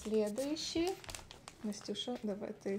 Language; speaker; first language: Russian; native; Russian